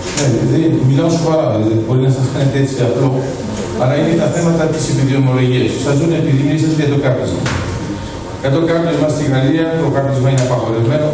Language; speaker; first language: Greek; early bilingual, heritage; Greek